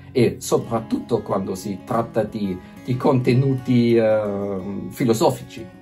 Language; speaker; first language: Italian; non-native, fluent; German